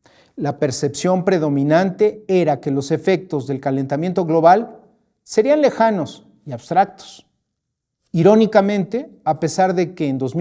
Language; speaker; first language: Spanish; native; Spanish